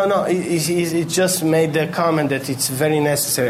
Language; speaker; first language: English; non-native, fluent; Romanian